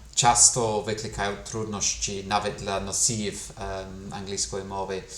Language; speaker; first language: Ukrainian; non-native, fluent; English